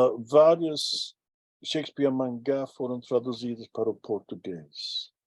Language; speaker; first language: Portuguese; non-native, fluent; English